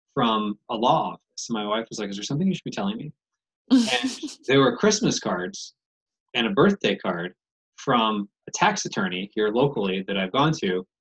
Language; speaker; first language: English; native; English